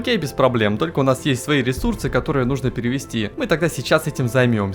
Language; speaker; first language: Russian; native; Russian